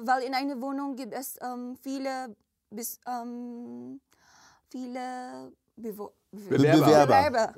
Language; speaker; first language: German; non-native, learner; Filipino